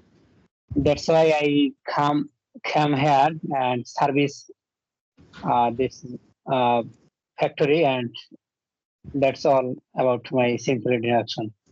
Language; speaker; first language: English; non-native, learner; Bangla